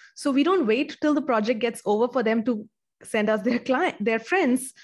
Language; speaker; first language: English; non-native, local second language; Tamil